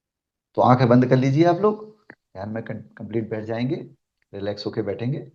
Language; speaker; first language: Hindi; native; Hindi